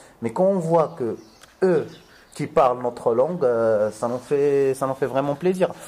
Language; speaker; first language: French; non-native, local second language; Arabic